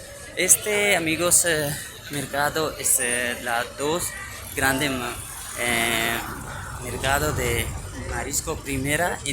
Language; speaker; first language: Spanish; non-native, learner; Urdu